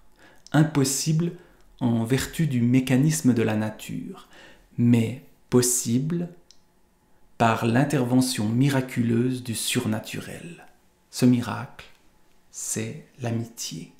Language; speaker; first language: French; native; French